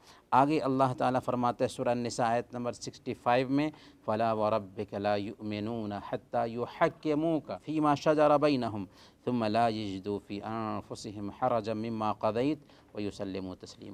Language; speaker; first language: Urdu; native; Urdu